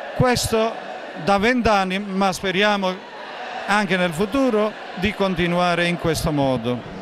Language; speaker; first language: Italian; non-native, fluent; Albanian